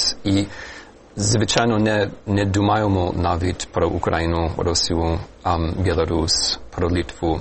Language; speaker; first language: Ukrainian; non-native, fluent; English